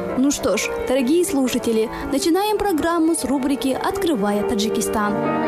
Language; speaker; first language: Russian; non-native, local second language; Tajik